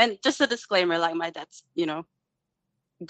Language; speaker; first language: English; native; English